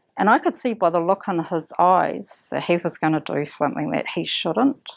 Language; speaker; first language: English; native; English